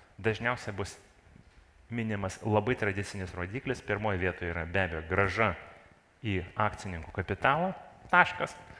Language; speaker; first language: Lithuanian; non-native, local second language; Russian